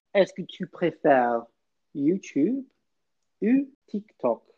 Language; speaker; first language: French; non-native, learner; English